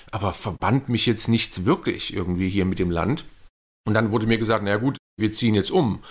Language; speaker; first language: German; native; German